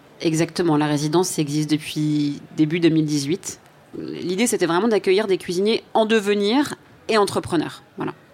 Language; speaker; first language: French; native; French